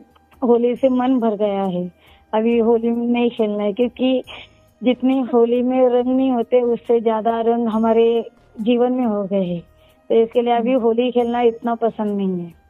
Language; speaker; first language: Hindi; non-native, local second language; Marathi